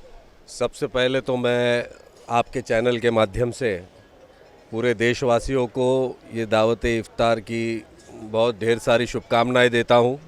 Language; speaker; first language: Hindi; non-native, local second language; Marathi